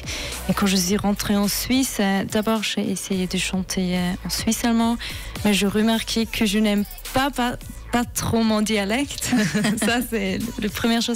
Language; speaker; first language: French; non-native, fluent; Swiss German